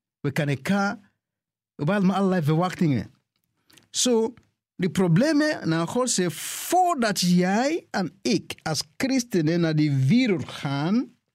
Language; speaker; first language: Dutch; non-native, fluent; English